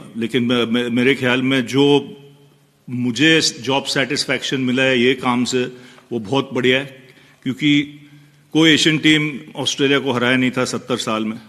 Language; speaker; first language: Hindi; non-native, local second language; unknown